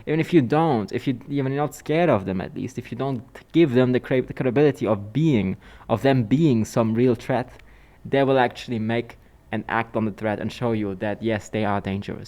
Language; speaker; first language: English; non-native, fluent; German